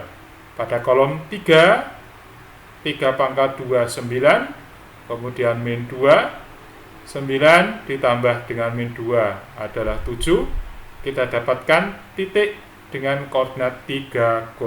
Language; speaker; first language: Indonesian; native; Indonesian